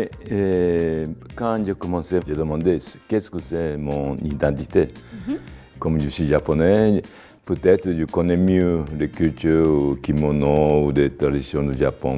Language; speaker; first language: French; non-native, fluent; Japanese